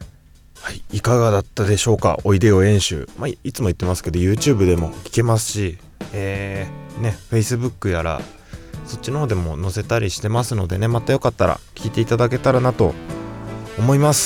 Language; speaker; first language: Japanese; native; Japanese